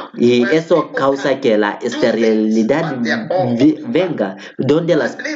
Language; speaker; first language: Spanish; non-native, fluent; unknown